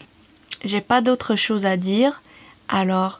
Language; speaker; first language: French; non-native, fluent; English